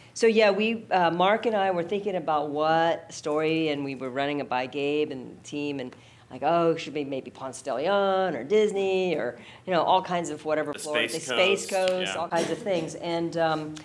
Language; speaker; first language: English; native; English